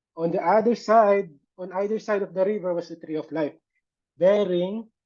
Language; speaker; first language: English; non-native, local second language; Filipino